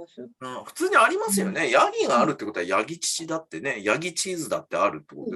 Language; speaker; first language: Japanese; native; Japanese